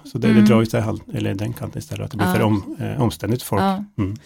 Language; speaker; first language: Swedish; native; Swedish